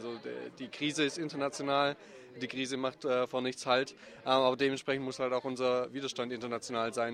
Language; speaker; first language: German; native; German